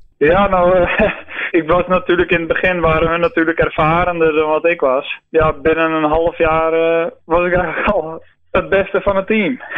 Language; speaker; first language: Dutch; non-native, local second language; Western Frisian